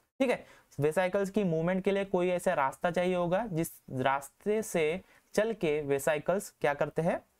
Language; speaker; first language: Hindi; non-native, local second language; Marathi